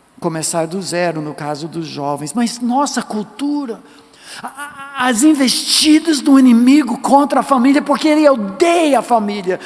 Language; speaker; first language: Portuguese; non-native, fluent; English